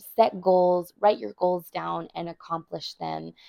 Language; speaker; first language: English; early bilingual, other home language; Spanish